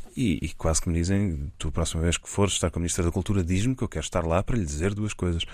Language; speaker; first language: Portuguese; native; Portuguese